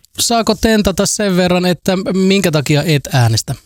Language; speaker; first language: Finnish; native; Finnish